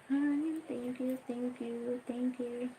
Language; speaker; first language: English; non-native, learner; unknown